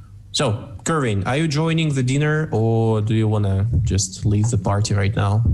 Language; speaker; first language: English; non-native, fluent; Russian